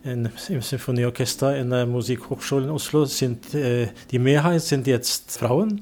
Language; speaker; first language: German; non-native, fluent; Norwegian